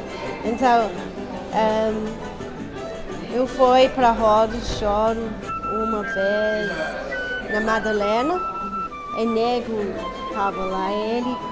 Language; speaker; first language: Portuguese; non-native, learner; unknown